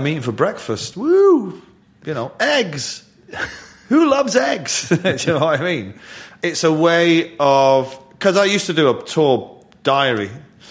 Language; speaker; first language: English; native; English